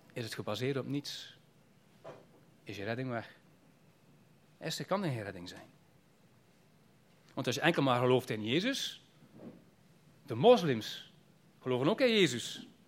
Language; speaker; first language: Dutch; native; Dutch